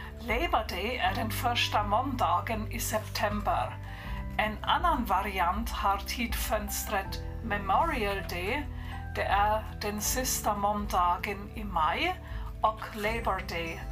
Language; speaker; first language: Swedish; non-native, fluent; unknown